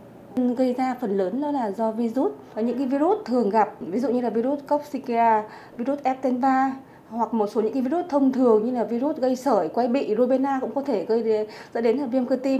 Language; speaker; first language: Vietnamese; native; Vietnamese